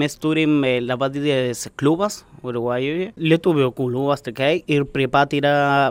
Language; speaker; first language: Lithuanian; non-native, learner; Spanish